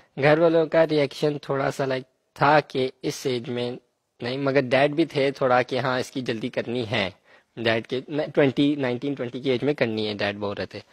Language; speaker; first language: Urdu; early bilingual, heritage; Urdu